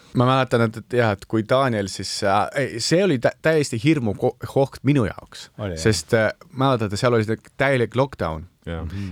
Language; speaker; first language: Estonian; native; Estonian